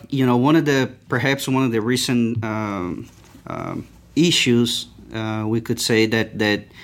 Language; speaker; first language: English; non-native, fluent; Portuguese